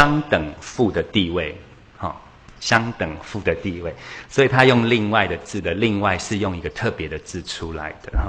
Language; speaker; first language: Chinese; native; Chinese